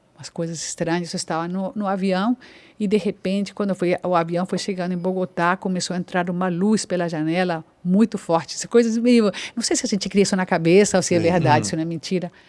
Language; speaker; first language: Portuguese; non-native, fluent; Spanish